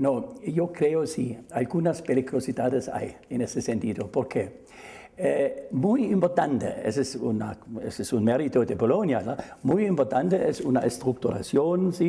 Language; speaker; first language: Spanish; non-native, fluent; German